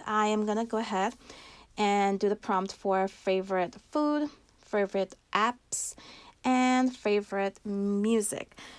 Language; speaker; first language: English; native; English